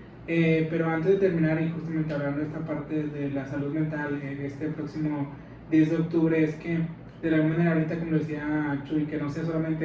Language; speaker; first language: Spanish; native; Spanish